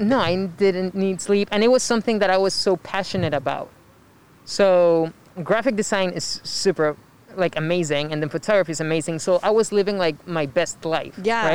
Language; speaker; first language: English; non-native, fluent; Spanish